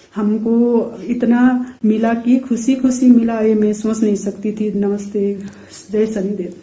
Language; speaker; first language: Hindi; non-native, local second language; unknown